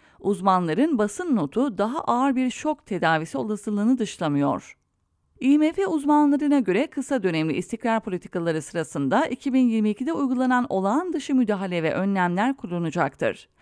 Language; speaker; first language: Turkish; native; Turkish